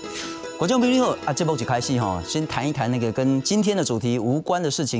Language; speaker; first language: Chinese; native; Chinese